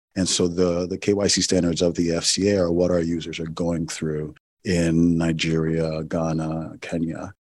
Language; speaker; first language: English; non-native, local second language; Igbo